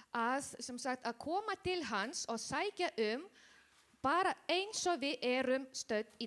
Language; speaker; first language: Icelandic; non-native, learner; Spanish